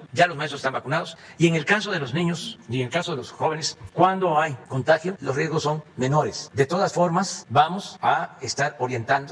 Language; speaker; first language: Spanish; native; Spanish